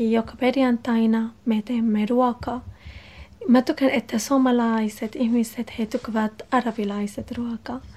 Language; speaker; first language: Finnish; non-native, learner; Arabic